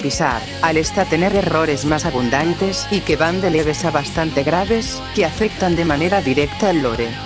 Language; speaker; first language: Spanish; native; Spanish